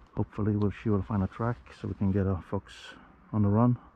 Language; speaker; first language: English; non-native, fluent; Norwegian